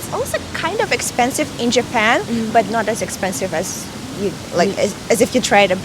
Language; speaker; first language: English; non-native, fluent; Russian